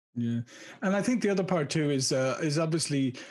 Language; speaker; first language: English; native; English